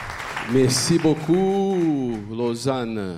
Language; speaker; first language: French; non-native, fluent; Portuguese